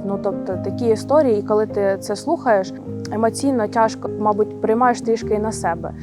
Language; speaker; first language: Ukrainian; native; Ukrainian